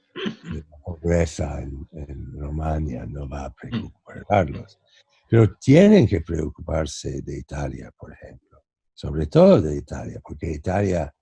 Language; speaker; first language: Spanish; non-native, fluent; English